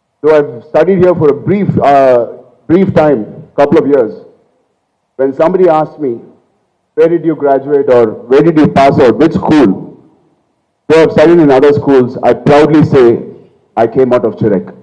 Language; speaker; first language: English; non-native, local second language; Telugu